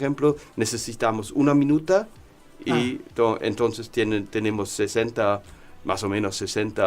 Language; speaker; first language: Spanish; non-native, learner; German